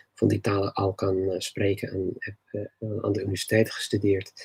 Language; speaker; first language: Dutch; non-native, learner; English